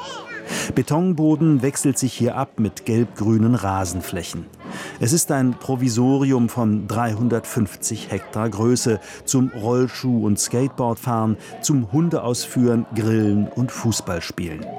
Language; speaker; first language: German; native; German